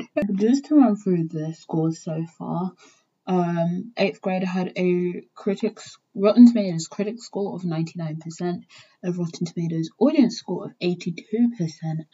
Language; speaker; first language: English; native; English